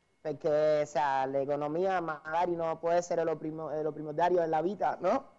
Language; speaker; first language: Italian; non-native, fluent; Spanish